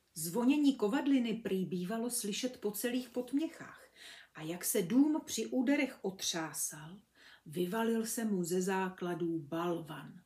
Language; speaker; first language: Czech; native; Czech